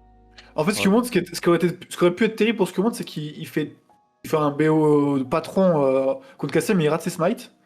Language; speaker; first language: French; native; French